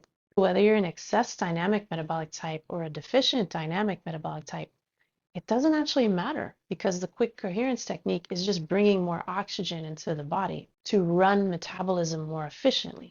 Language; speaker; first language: English; native; English